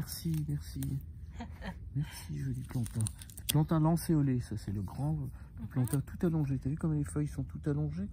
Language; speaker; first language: French; native; French